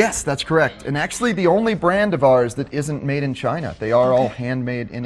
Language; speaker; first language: English; native; English